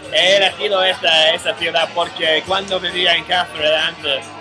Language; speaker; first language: Spanish; non-native, learner; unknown